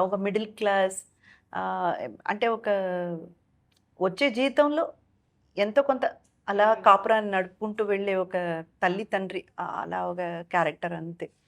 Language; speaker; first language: Telugu; native; Telugu